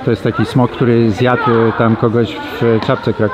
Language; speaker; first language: Polish; native; Polish